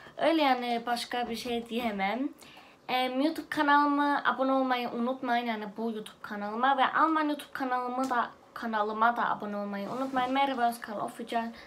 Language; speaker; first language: Turkish; early bilingual, heritage; Turkish